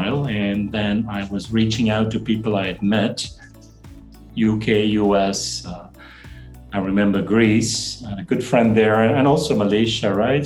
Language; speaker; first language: English; non-native, fluent; Dutch